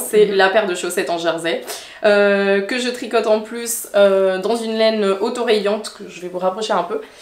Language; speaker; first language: French; native; French